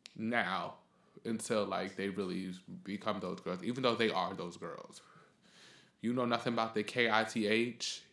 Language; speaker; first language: English; native; English